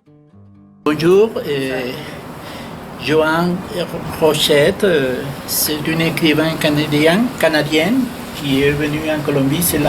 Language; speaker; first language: French; non-native, fluent; Spanish